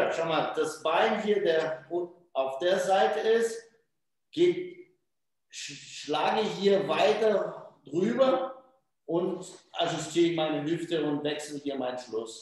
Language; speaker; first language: German; non-native, fluent; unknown